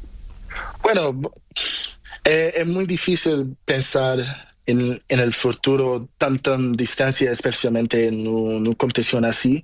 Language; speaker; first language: Spanish; non-native, learner; Portuguese